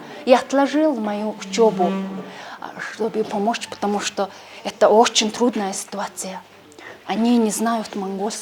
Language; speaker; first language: Russian; non-native, learner; Mongolian